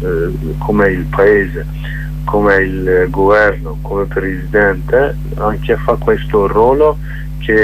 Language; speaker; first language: Italian; non-native, learner; Kurdish